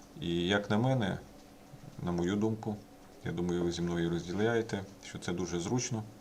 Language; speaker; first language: Ukrainian; native; Ukrainian